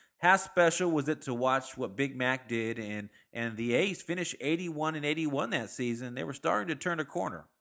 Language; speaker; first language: English; native; English